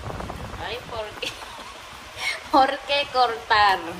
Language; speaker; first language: Spanish; non-native, learner; Filipino